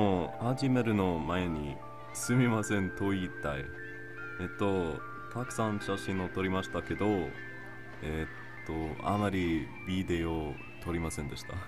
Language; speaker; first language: Japanese; non-native, learner; English